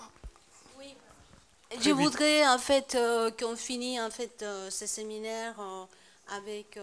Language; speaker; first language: French; non-native, fluent; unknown